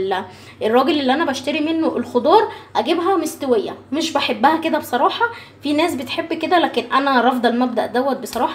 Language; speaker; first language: Arabic; native; Arabic